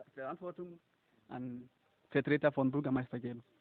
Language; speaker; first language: German; non-native, fluent; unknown